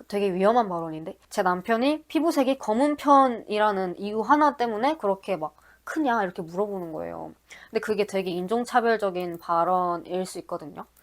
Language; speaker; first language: Korean; native; Korean